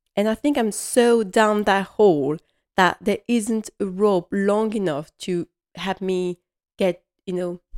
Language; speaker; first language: English; non-native, fluent; French